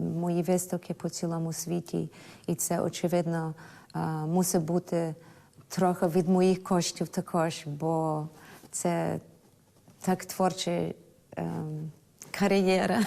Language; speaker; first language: Ukrainian; early bilingual, heritage; Ukrainian